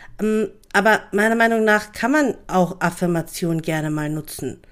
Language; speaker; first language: German; native; German